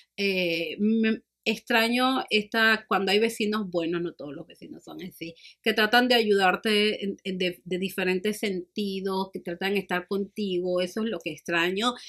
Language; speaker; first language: Spanish; native; Spanish